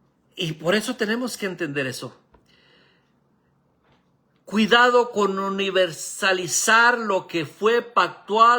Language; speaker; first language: Spanish; native; Spanish